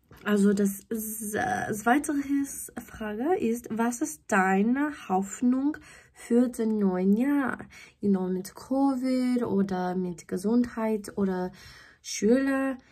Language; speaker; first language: German; non-native, learner; English